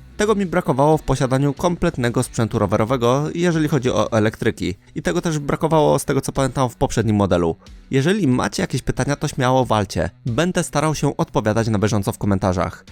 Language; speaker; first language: Polish; native; Polish